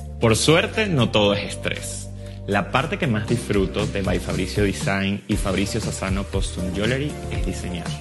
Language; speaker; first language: Spanish; native; Spanish